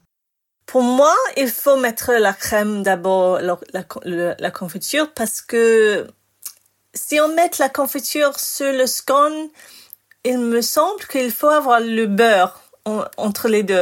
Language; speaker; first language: French; non-native, fluent; English